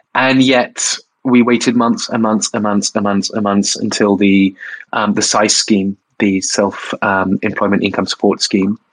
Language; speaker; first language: English; native; English